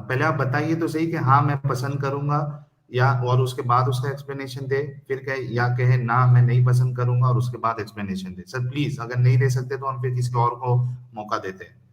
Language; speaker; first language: Hindi; native; Hindi